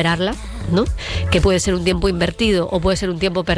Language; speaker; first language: Spanish; native; Spanish